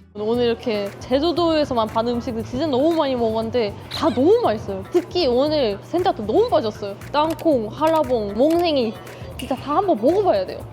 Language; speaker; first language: Korean; non-native, fluent; German